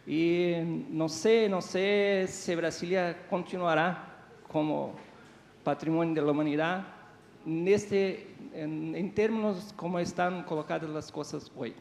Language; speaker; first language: Spanish; non-native, fluent; Portuguese